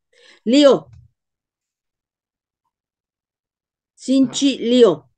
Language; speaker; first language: Chinese; non-native, learner; Spanish